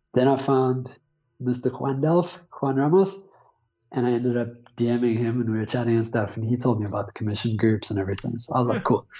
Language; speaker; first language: English; native; English